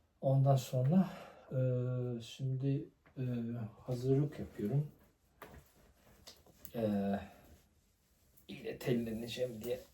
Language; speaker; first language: Turkish; non-native, fluent; Japanese